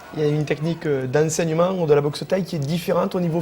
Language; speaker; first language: French; native; French